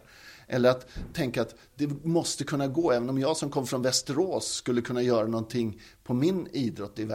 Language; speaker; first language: Swedish; native; Swedish